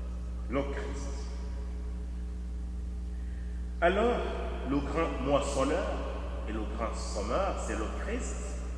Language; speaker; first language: French; native; French